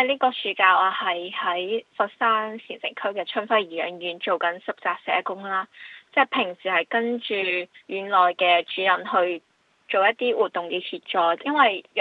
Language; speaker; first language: Chinese; non-native, local second language; Cantonese